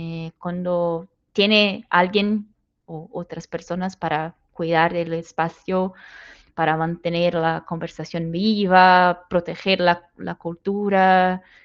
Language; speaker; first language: Spanish; non-native, fluent; Portuguese